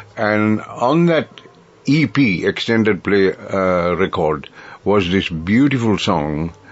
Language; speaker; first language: English; non-native, local second language; Sinhala